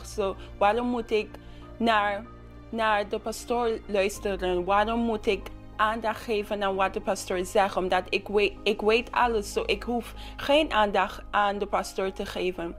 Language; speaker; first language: Dutch; non-native, local second language; English